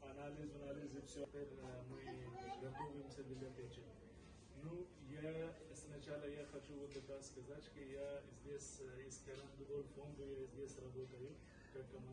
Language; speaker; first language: Russian; non-native, learner; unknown